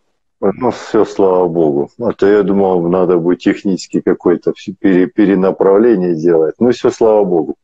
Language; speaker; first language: Russian; native; Russian